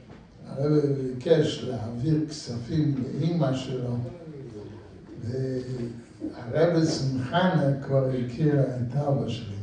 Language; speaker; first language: Hebrew; non-native, fluent; Yiddish